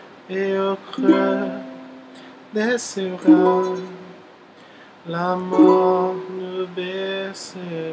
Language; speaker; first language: French; non-native, learner; Portuguese